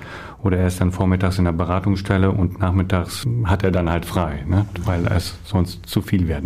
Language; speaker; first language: German; native; German